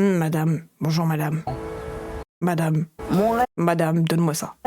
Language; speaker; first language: French; native; French